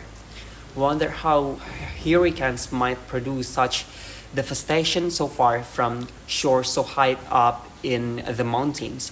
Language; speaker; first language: English; non-native, learner; Indonesian